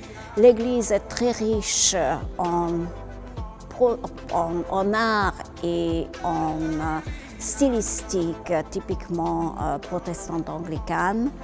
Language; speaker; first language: French; non-native, fluent; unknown